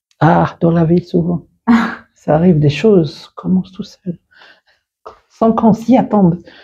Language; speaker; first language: French; non-native, fluent; English